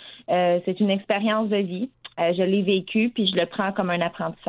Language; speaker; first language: French; native; French